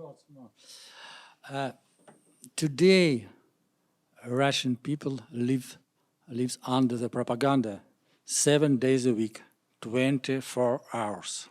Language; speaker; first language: English; non-native, learner; Russian